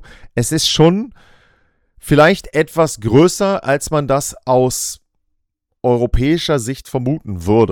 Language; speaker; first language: German; native; German